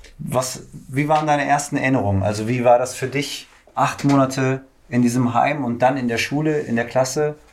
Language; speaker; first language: German; early bilingual, other home language; Turkish